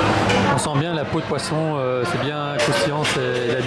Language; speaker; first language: French; native; French